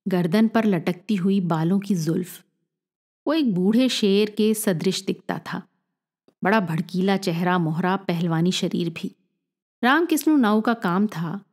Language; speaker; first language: Hindi; native; Hindi